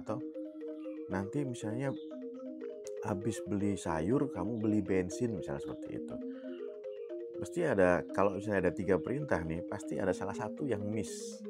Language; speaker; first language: Indonesian; native; Indonesian